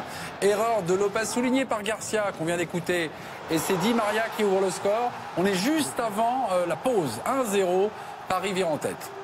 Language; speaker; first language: French; native; French